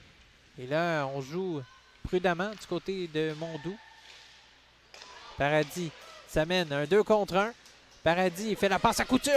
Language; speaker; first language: French; native; French